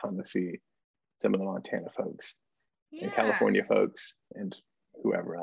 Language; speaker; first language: English; native; English